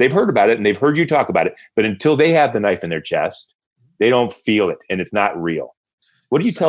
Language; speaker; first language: English; native; English